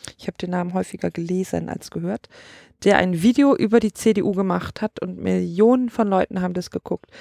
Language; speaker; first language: German; native; German